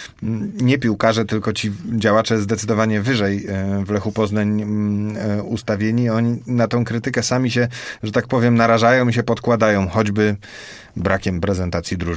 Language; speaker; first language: Polish; native; Polish